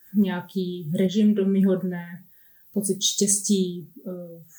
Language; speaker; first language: Czech; native; Czech